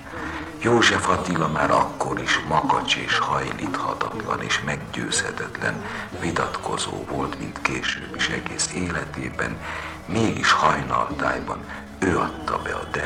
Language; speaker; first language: Hungarian; native; Hungarian